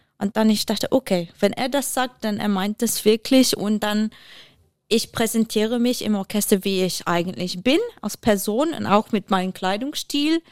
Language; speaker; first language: German; non-native, fluent; English